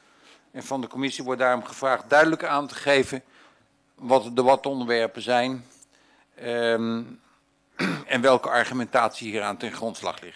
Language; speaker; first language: Dutch; native; Dutch